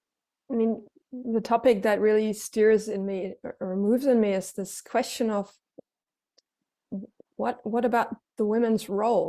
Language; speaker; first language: English; non-native, fluent; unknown